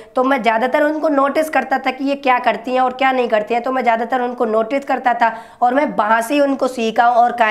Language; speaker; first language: Hindi; native; Hindi